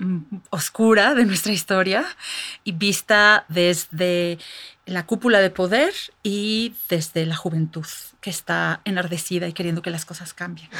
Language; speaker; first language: Spanish; native; Spanish